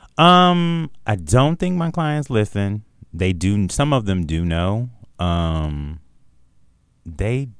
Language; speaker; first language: English; native; English